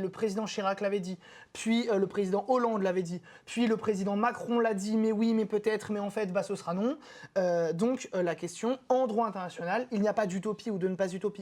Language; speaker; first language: French; native; French